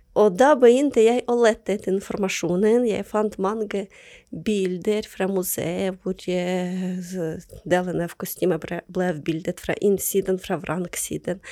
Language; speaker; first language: Norwegian; non-native, fluent; Ukrainian